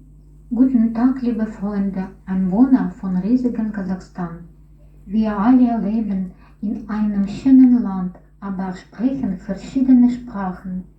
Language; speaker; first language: German; non-native, learner; Russian